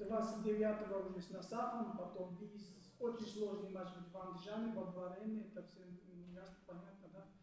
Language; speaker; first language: Russian; non-native, local second language; Uzbek